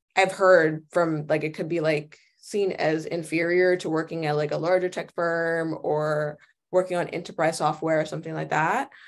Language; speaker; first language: English; native; English